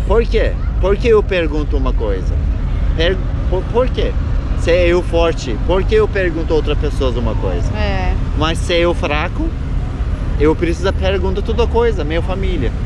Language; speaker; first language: Portuguese; non-native, learner; Turkish